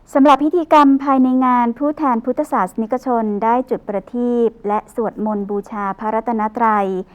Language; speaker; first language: Thai; native; Thai